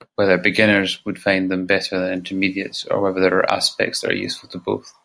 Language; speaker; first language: English; native; English